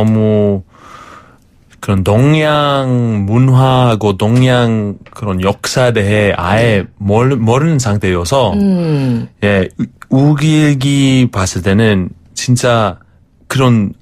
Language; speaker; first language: Korean; non-native, fluent; Greek